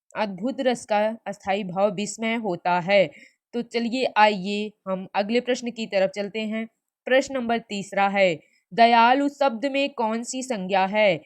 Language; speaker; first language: Hindi; native; Hindi